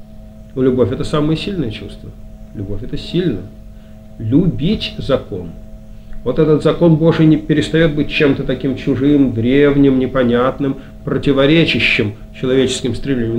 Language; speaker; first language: Russian; native; Russian